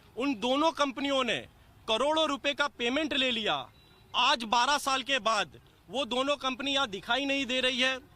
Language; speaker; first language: Hindi; non-native, local second language; Gujarati